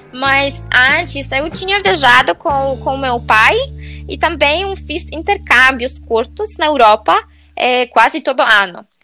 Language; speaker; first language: Portuguese; non-native, fluent; Polish